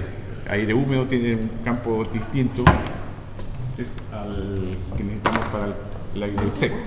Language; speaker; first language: Spanish; native; Spanish